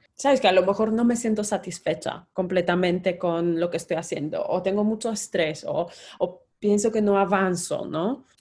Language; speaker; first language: Spanish; non-native, fluent; Polish